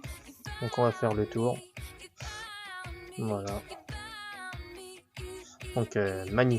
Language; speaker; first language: French; native; French